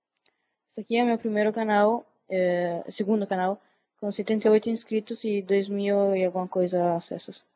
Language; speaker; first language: Portuguese; early bilingual, other home language; Italian